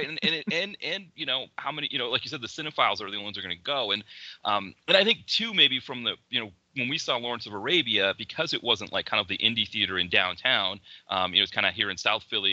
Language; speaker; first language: English; native; English